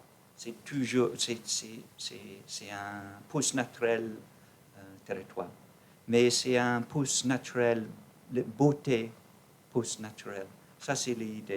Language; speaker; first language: French; non-native, learner; English